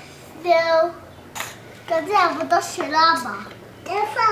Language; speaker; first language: Hebrew; early bilingual, other home language; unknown